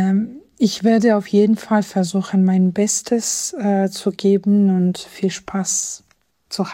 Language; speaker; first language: German; non-native, fluent; Georgian